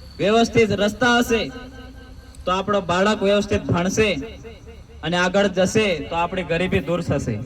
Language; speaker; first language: Gujarati; non-native, local second language; Rathawi